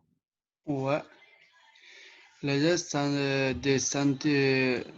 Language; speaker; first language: French; non-native, learner; Albanian